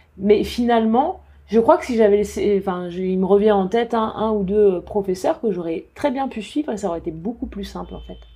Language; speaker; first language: French; native; French